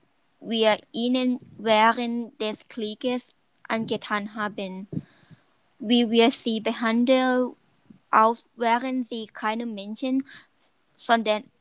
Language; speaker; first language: German; non-native, learner; Thai